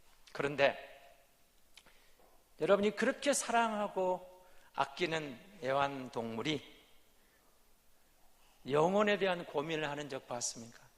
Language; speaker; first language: Korean; native; Korean